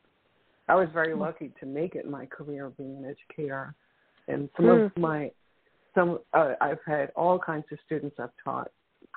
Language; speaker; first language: English; native; English